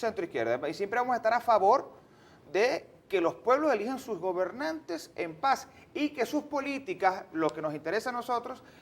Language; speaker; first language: Spanish; native; Spanish